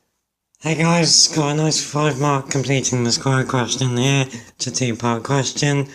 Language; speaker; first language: English; native; English